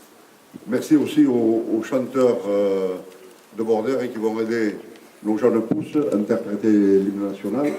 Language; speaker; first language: French; native; French